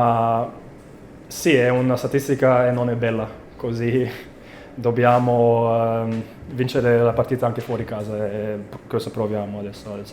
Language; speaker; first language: Italian; non-native, fluent; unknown